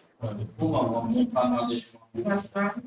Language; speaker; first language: Persian; non-native, fluent; Urdu